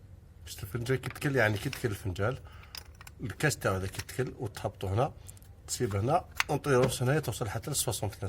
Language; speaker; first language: Arabic; native; Arabic